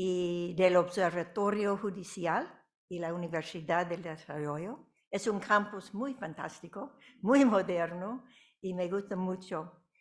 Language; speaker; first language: Spanish; non-native, fluent; English